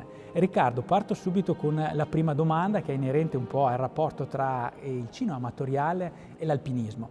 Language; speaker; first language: Italian; native; Italian